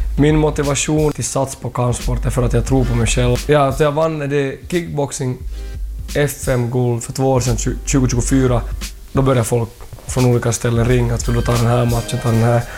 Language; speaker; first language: Swedish; early bilingual, other home language; Thai